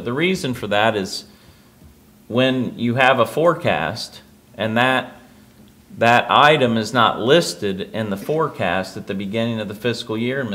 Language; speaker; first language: English; native; English